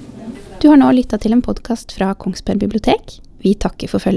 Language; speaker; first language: Norwegian; native; Norwegian